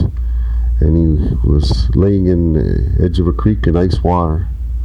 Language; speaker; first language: English; native; English